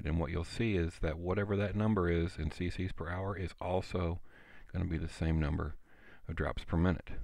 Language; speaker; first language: English; native; English